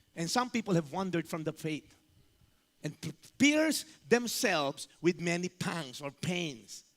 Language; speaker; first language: English; non-native, local second language; Filipino